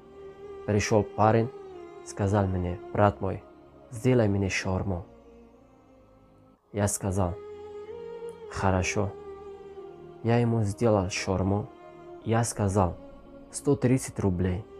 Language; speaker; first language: Russian; non-native, learner; Tajik